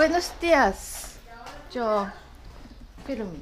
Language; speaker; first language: Spanish; non-native, learner; Japanese